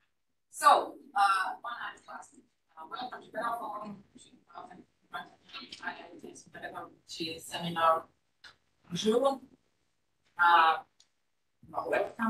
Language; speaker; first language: English; non-native, fluent; Finnish